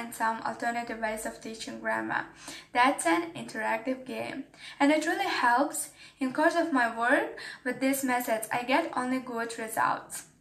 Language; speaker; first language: English; non-native, fluent; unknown